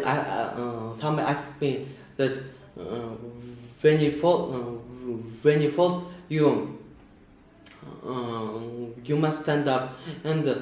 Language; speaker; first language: English; non-native, learner; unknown